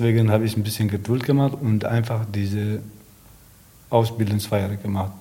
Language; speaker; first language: German; non-native, learner; Tigrinya